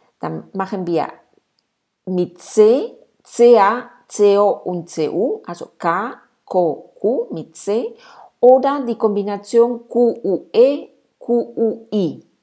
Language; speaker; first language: German; non-native, fluent; Spanish